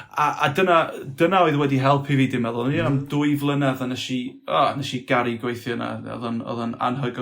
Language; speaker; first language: Welsh; non-native, local second language; English